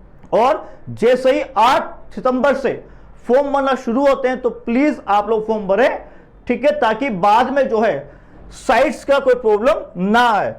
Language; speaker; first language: Hindi; native; Hindi